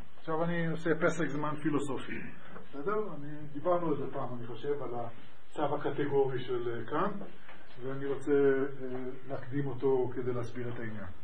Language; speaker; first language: Hebrew; native; Hebrew